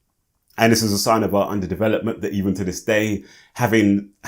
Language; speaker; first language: English; native; English